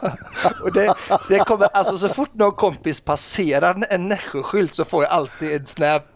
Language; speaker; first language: Swedish; early bilingual, other home language; Arabic